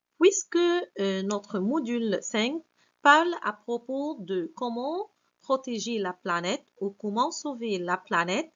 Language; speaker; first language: French; non-native, fluent; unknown